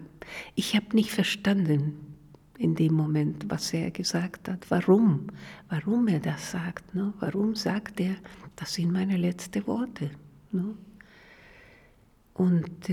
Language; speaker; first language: German; non-native, fluent; Spanish